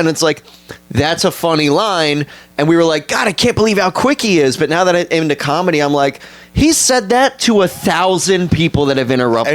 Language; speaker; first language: English; native; English